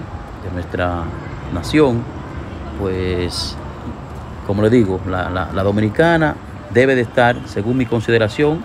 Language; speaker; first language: Spanish; native; Spanish